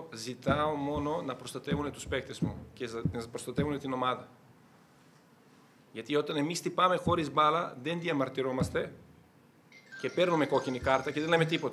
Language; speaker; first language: Greek; non-native, fluent; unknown